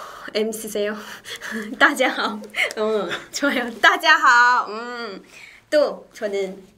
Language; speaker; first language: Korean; non-native, fluent; Chinese